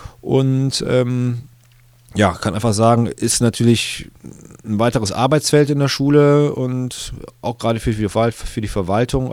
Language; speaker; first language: German; native; German